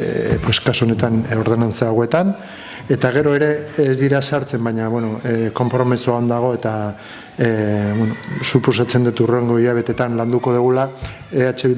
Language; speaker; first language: Basque; non-native, local second language; Spanish